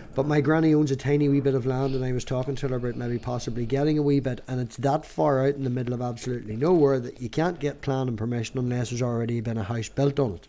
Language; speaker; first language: English; native; English